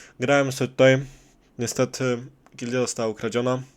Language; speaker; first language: Polish; native; Polish